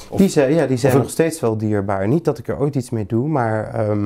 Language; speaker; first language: Dutch; early bilingual, other home language; Greek